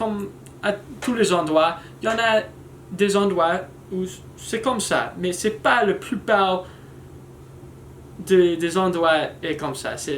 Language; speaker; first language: French; non-native, learner; English